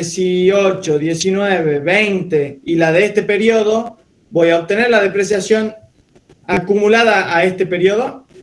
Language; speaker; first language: Spanish; native; Spanish